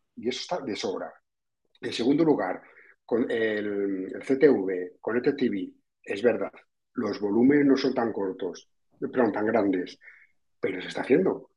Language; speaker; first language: Spanish; native; Spanish